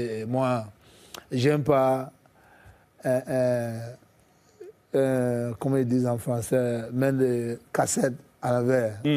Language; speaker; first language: French; non-native, fluent; English